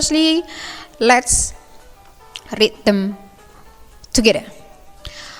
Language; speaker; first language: English; non-native, fluent; Indonesian